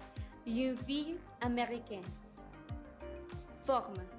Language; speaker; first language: French; non-native, learner; Spanish